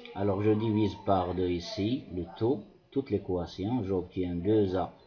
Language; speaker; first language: French; non-native, local second language; Arabic